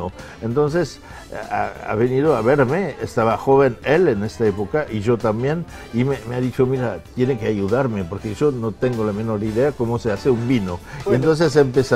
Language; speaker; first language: Spanish; non-native, fluent; French